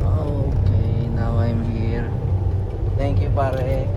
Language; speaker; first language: English; non-native, learner; Filipino